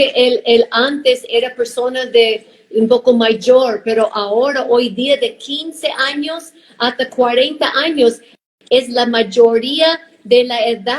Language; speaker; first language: Spanish; non-native, fluent; English